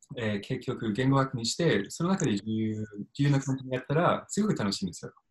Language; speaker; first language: Japanese; non-native, fluent; English